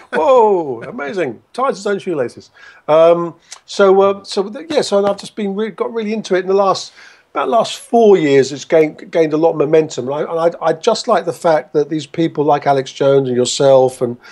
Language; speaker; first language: English; native; English